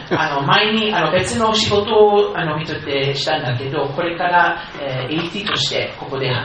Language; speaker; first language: Japanese; non-native, fluent; English